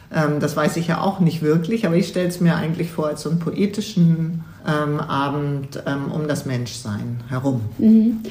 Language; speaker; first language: German; native; German